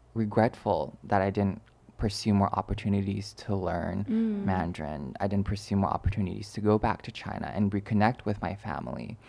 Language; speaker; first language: English; early bilingual, other home language; Chinese